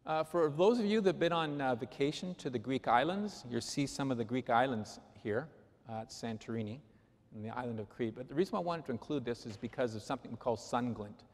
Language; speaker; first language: English; native; English